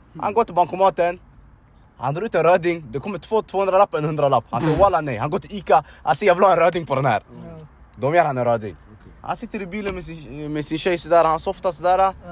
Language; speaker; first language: Swedish; early bilingual, other home language; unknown